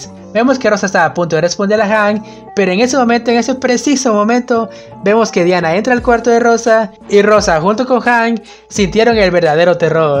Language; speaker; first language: Spanish; native; Spanish